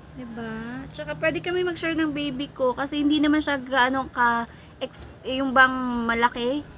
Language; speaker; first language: Filipino; non-native, local second language; Cebuano